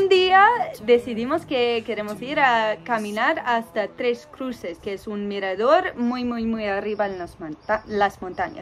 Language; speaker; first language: Spanish; non-native, fluent; English